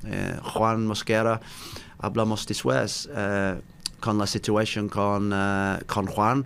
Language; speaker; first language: Spanish; non-native, learner; English